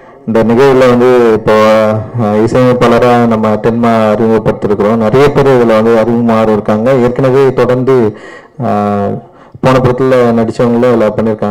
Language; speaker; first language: Tamil; native; Tamil